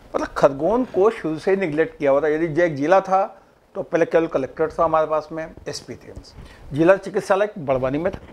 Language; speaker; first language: Hindi; native; Hindi